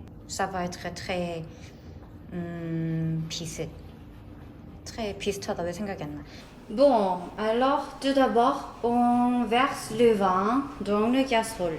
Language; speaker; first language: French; non-native, learner; Korean